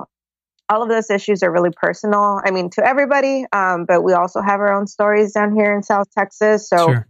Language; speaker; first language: English; native; English